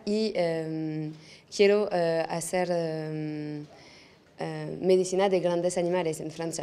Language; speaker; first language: Spanish; non-native, learner; French